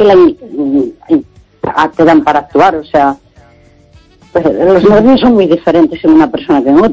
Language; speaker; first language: Spanish; native; Spanish